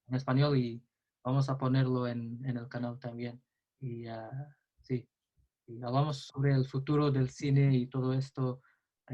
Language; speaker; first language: Spanish; non-native, learner; English